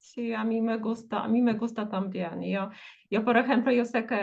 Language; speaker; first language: Spanish; non-native, fluent; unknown